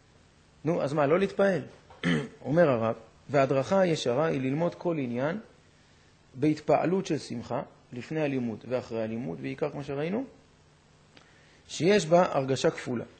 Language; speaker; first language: Hebrew; native; Hebrew